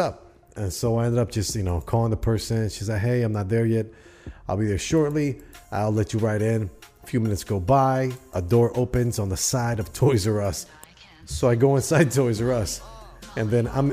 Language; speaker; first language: English; native; English